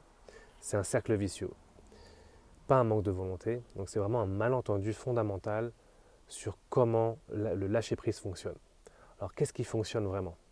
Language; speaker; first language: French; native; French